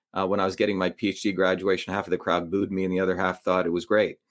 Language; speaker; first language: English; early bilingual, other home language; Tamil